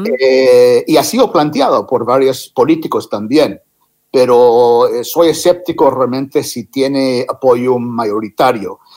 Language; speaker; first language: Spanish; non-native, fluent; English